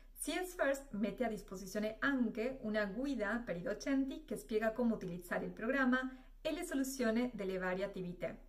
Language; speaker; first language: Italian; non-native, fluent; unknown